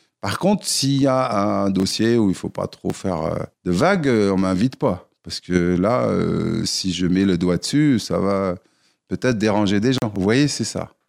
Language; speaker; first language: French; non-native, local second language; Arabic